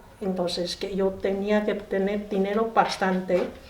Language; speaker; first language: Spanish; non-native, learner; Chinese